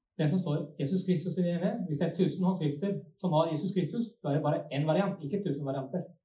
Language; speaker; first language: Norwegian; non-native, fluent; Spanish